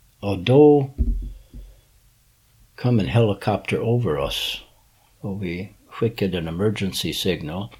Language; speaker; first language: Swedish; early bilingual, heritage; English